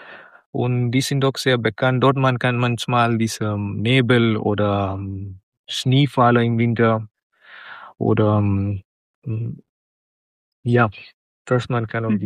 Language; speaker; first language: German; non-native, learner; Malayalam